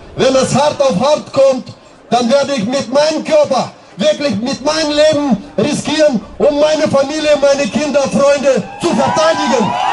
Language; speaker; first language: German; non-native, fluent; Russian